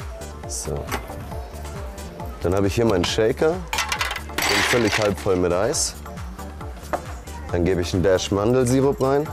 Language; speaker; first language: German; native; German